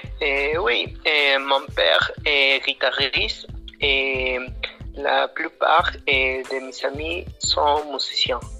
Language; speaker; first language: French; non-native, learner; Spanish